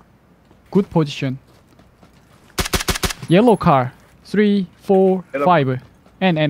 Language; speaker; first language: English; non-native, learner; Korean